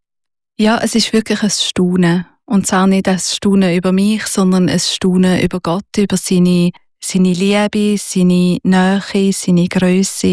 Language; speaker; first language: German; native; German